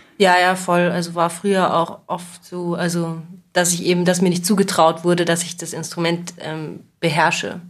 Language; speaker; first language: German; native; German